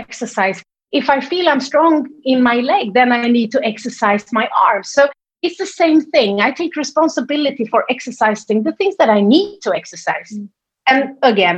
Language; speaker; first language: English; non-native, fluent; Swedish